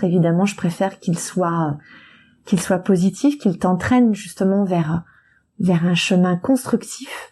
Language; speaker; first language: French; native; French